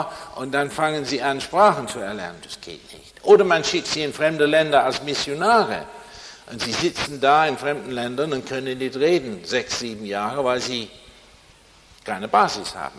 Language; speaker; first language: German; non-native, fluent; English